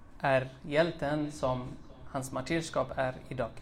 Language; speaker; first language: Swedish; early bilingual, other home language; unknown